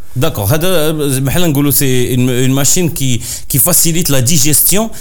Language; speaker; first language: French; non-native, local second language; Arabic